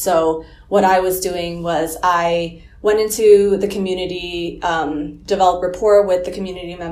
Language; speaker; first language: English; native; English